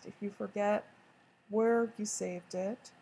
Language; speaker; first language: English; native; English